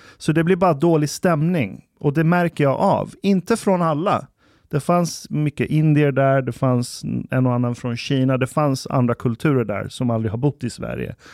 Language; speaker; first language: Swedish; early bilingual, other home language; Persian